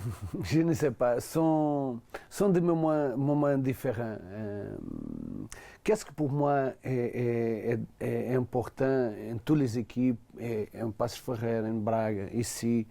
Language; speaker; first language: French; non-native, learner; Portuguese